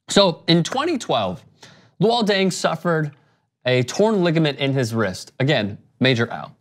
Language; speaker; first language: English; native; English